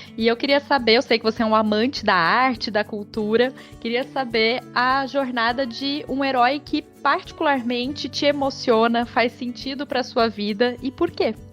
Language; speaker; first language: Portuguese; native; Portuguese